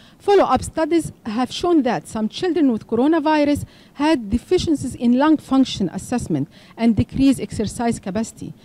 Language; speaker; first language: English; non-native, fluent; Arabic